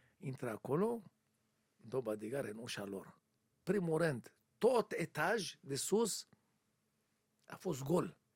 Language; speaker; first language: Romanian; non-native, learner; Hebrew